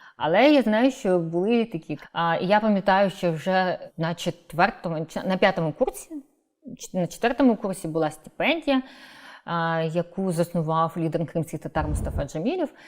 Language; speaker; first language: Ukrainian; non-native, local second language; Crimean Tatar